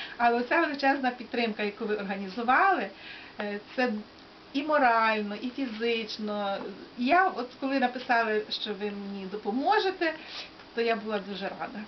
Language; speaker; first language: Ukrainian; native; Ukrainian